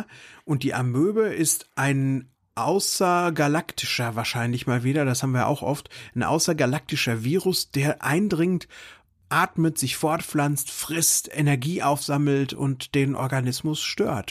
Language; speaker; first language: German; native; German